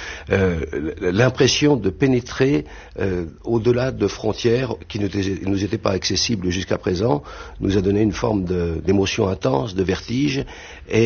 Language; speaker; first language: French; native; French